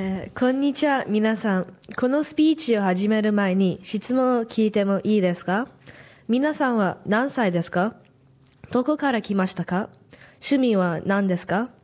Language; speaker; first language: Japanese; non-native, learner; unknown